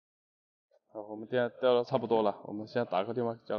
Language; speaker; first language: Chinese; native; Chinese